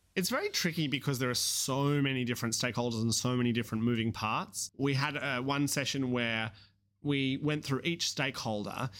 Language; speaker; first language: English; native; English